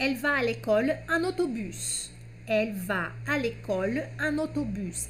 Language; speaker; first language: French; non-native, fluent; Portuguese